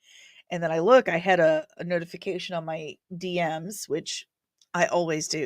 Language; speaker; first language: English; native; English